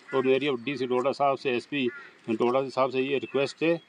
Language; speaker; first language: Hindi; native; Hindi